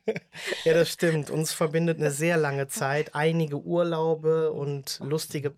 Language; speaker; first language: German; native; German